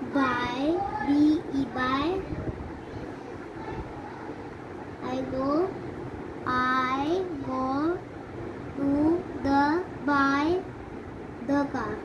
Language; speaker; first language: English; non-native, learner; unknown